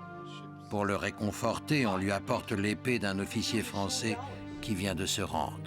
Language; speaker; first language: French; native; French